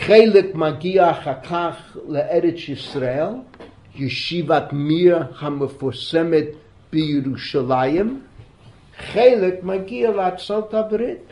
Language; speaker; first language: Hebrew; non-native, fluent; English